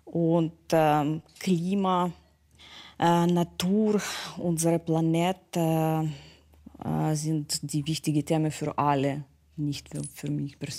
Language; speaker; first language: German; non-native, learner; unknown